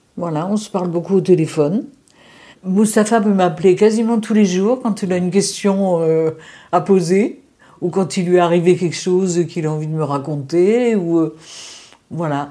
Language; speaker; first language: French; native; French